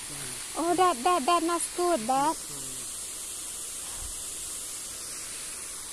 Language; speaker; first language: English; non-native, learner; Thai